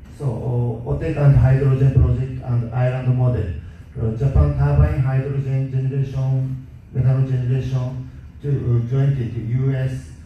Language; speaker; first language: English; non-native, learner; Japanese